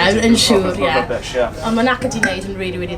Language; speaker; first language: Welsh; non-native, local second language; English